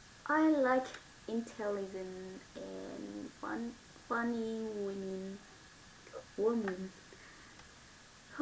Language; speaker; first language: English; non-native, learner; Vietnamese